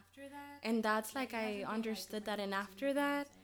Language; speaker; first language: English; early bilingual, other home language; Spanish